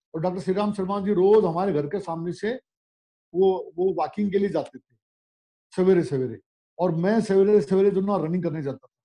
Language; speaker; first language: Hindi; native; Hindi